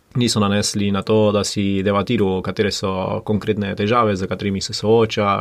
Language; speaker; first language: Slovenian; early bilingual, heritage; Slovenian